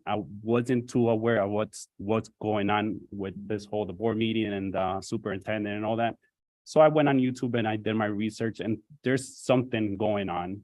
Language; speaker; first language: English; native; English